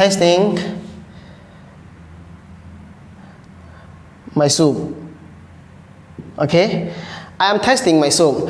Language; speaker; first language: English; non-native, learner; Khmer